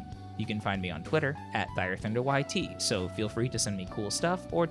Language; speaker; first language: English; native; English